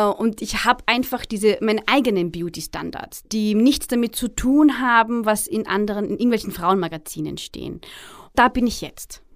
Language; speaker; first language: German; early bilingual, other home language; Arabic